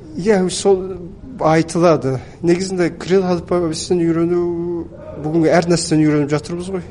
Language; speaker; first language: Kazakh; early bilingual, heritage; Kazakh